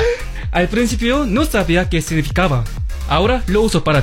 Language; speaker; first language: Spanish; non-native, learner; Korean